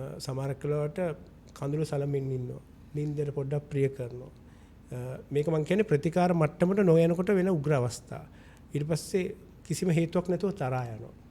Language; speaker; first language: Sinhala; non-native, local second language; Malay